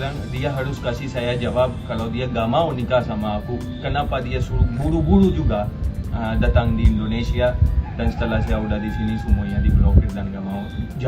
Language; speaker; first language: Indonesian; non-native, fluent; Hindi